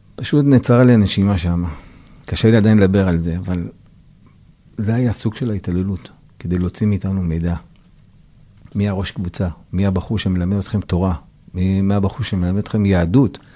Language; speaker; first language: Hebrew; non-native, fluent; Persian